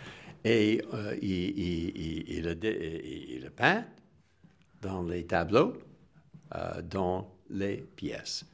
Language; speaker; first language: French; non-native, fluent; English